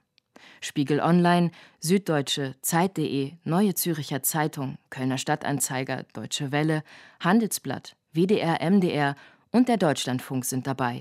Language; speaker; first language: German; native; German